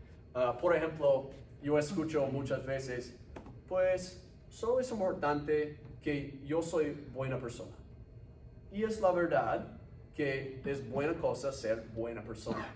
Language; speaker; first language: Spanish; non-native, fluent; English